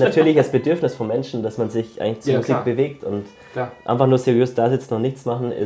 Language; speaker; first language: German; native; German